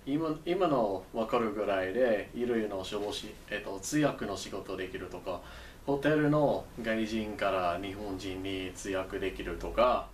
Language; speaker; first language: Japanese; non-native, learner; English